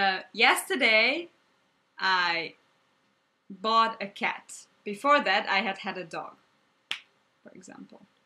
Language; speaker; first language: English; non-native, fluent; Hungarian